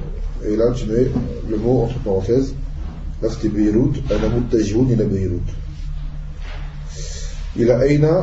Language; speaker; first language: Arabic; non-native, fluent; French